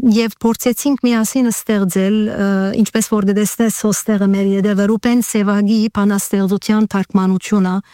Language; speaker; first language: Armenian; early bilingual, heritage; Armenian